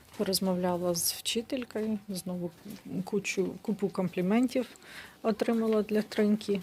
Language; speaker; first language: Ukrainian; non-native, local second language; Russian